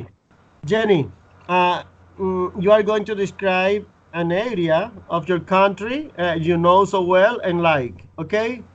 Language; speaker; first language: English; non-native, fluent; Spanish